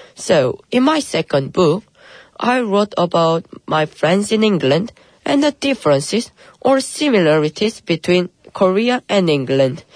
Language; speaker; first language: English; early bilingual, other home language; Korean